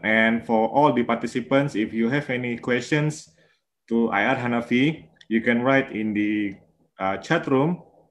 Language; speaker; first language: English; non-native, local second language; Malay